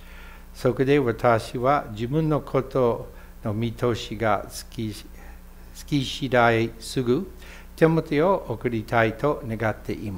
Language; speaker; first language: Japanese; non-native, fluent; English